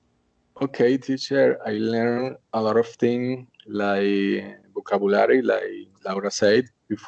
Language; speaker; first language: English; non-native, learner; Spanish